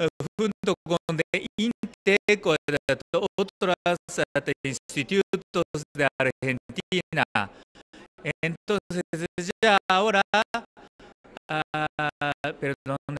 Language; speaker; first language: Spanish; non-native, learner; Japanese